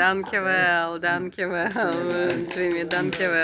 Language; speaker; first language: Dutch; non-native, learner; Ukrainian